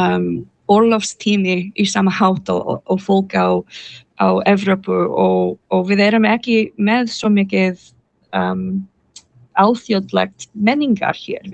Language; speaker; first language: Icelandic; non-native, learner; English